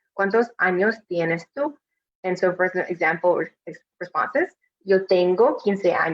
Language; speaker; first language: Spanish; non-native, fluent; English